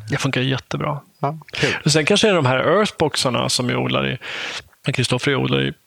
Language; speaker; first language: Swedish; native; Swedish